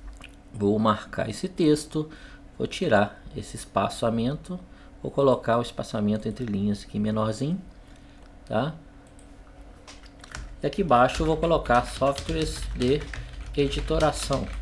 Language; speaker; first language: Portuguese; native; Portuguese